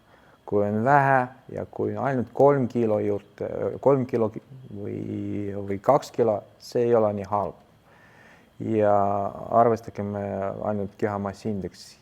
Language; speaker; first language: Estonian; non-native, learner; Russian